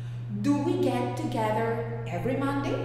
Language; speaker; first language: English; non-native, fluent; Spanish